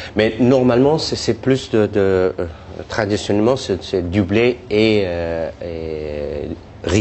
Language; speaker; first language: French; non-native, fluent; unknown